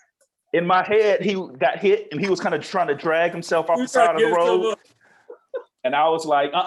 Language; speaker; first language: English; native; English